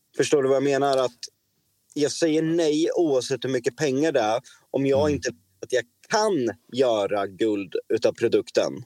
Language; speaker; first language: Swedish; native; Swedish